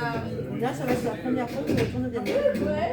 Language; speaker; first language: French; native; French